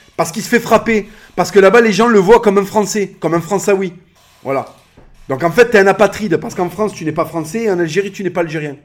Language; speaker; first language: French; native; French